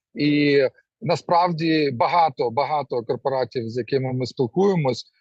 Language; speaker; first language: Ukrainian; non-native, local second language; Russian